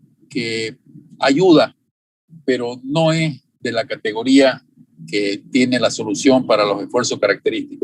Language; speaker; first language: Spanish; native; Spanish